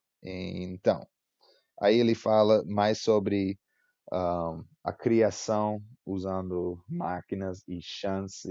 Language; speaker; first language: Portuguese; non-native, fluent; English